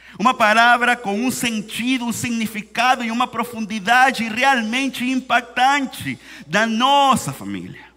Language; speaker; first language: Portuguese; non-native, fluent; Spanish